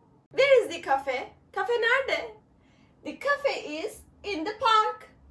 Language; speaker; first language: English; non-native, fluent; Turkish